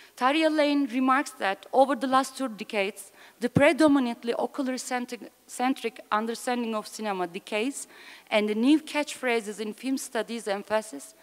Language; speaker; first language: English; non-native, fluent; Turkish